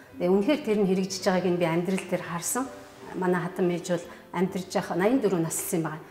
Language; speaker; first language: Mongolian; native; Mongolian